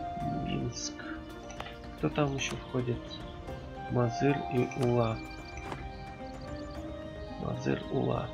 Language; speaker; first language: Russian; native; Russian